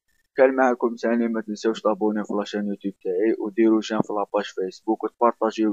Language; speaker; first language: Arabic; native; Arabic